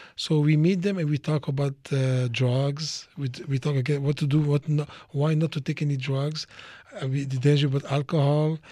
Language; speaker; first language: English; non-native, fluent; French